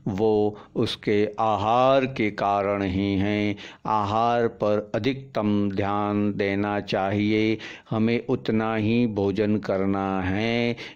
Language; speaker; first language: Hindi; native; Hindi